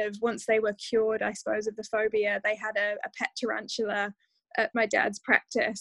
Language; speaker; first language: English; native; English